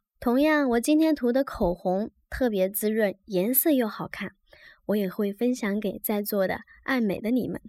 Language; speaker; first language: Chinese; native; Chinese